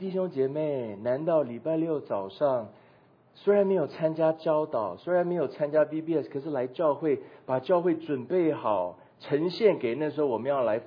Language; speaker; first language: Chinese; native; Chinese